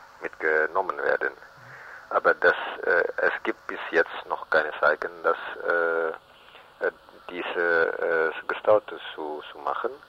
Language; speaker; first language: German; non-native, learner; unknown